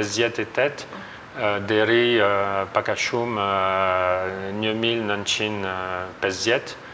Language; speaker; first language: Albanian; non-native, learner; French